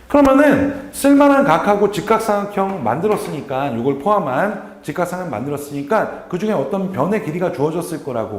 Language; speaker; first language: Korean; native; Korean